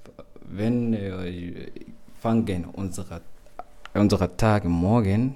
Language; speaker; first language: German; non-native, learner; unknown